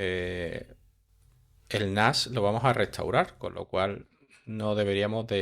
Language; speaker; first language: Spanish; native; Spanish